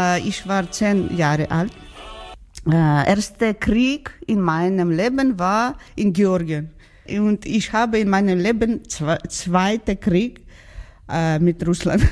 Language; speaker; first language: German; non-native, learner; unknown